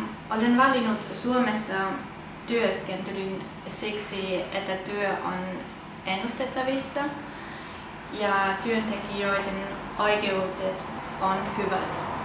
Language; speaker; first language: Finnish; non-native, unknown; German